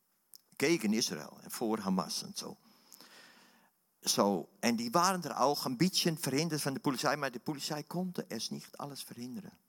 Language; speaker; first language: German; non-native, learner; Dutch